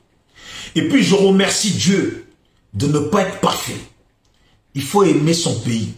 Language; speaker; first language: French; native; French